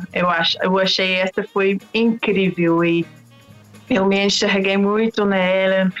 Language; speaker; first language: Portuguese; non-native, fluent; English